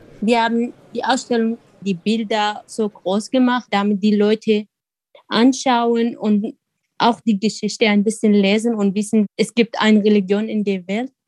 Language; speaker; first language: German; non-native, learner; Kurdish